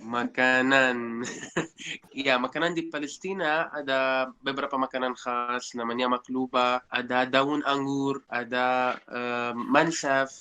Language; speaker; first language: Indonesian; non-native, fluent; Arabic